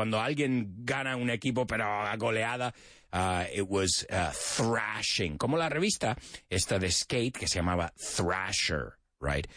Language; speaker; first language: Spanish; non-native, fluent; English